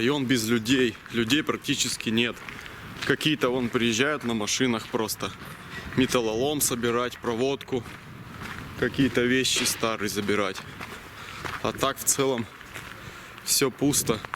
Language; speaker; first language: Russian; native; Russian